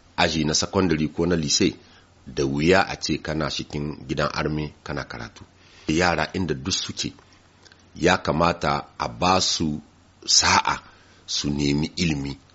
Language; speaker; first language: Hausa; native; Hausa